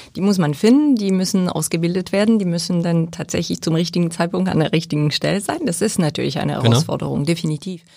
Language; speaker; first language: German; non-native, fluent; French